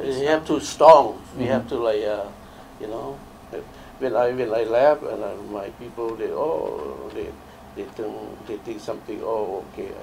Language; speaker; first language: English; non-native, learner; Lao